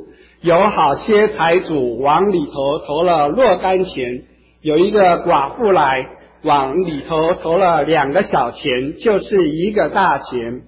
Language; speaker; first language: Chinese; native; Chinese